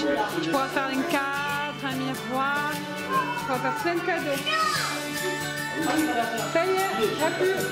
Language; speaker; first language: French; native; French